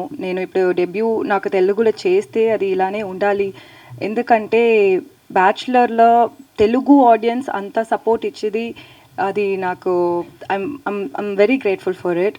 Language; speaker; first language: Telugu; non-native, learner; Tamil